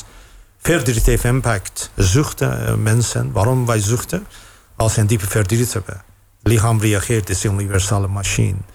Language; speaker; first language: Dutch; non-native, fluent; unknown